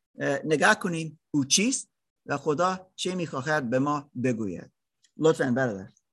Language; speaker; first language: Persian; non-native, learner; German